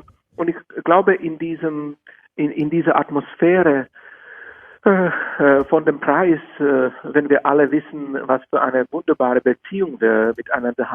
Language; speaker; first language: German; non-native, fluent; Czech